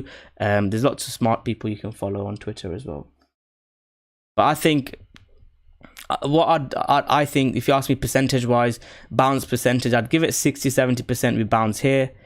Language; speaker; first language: English; native; English